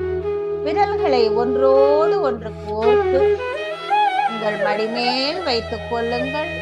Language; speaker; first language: Tamil; native; Tamil